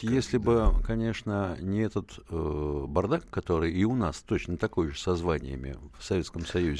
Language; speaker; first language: Russian; native; Russian